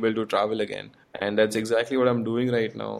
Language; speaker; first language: English; non-native, local second language; Gujarati